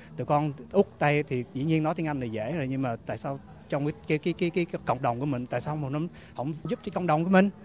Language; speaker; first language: Vietnamese; early bilingual, heritage; Vietnamese